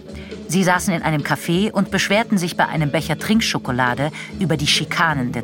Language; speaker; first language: German; native; German